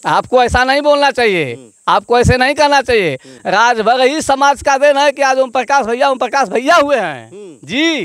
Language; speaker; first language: Hindi; native; Hindi